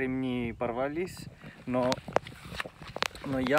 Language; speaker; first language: Russian; non-native, learner; Finnish